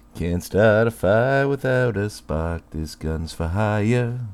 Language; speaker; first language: English; native; English